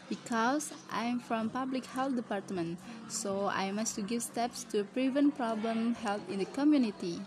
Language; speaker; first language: English; non-native, learner; Indonesian